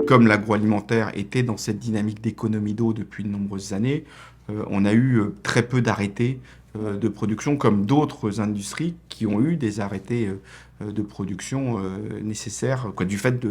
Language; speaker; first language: French; native; French